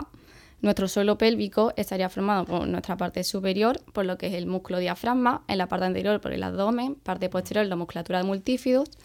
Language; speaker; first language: Spanish; native; Spanish